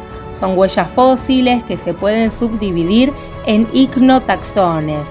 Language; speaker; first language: Spanish; native; Spanish